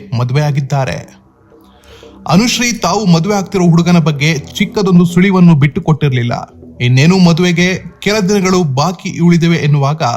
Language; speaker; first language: Kannada; native; Kannada